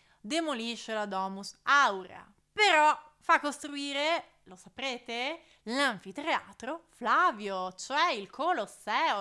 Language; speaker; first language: Italian; native; Italian